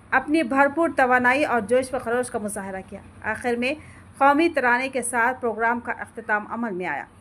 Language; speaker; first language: Urdu; native; Urdu